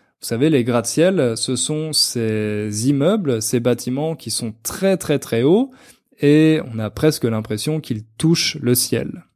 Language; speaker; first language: French; native; French